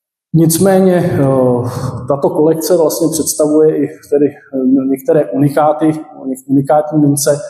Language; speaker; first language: Czech; native; Czech